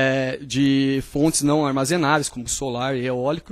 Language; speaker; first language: Portuguese; native; Portuguese